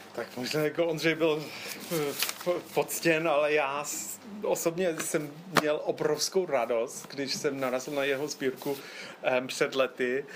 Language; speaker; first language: Czech; non-native, fluent; English